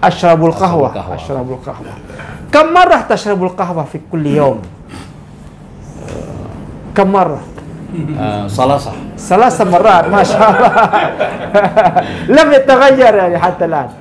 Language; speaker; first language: Arabic; non-native, fluent; Indonesian